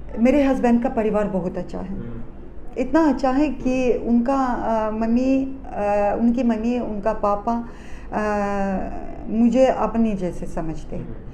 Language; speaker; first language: Hindi; non-native, fluent; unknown